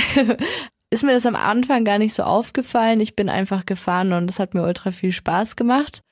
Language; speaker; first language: German; native; German